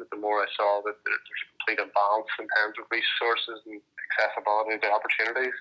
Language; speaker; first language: English; native; English